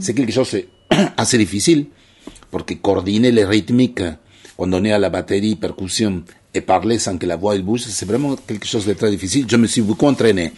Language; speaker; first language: French; non-native, fluent; Spanish